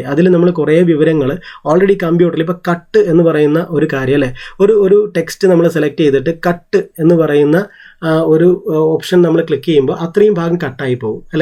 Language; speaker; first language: Malayalam; native; Malayalam